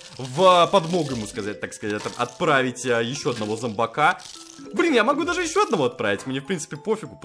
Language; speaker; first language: Russian; native; Russian